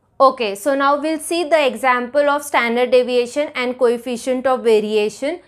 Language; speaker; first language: English; non-native, local second language; Marathi